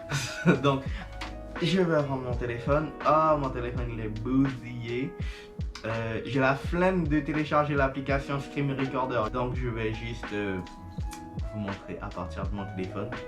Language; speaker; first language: French; non-native, fluent; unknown